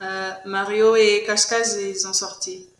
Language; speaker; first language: French; non-native, fluent; Portuguese